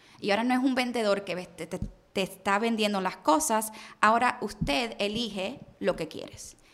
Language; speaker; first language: Spanish; early bilingual, heritage; Spanish